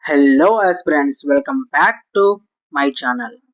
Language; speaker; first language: English; non-native, local second language; Telugu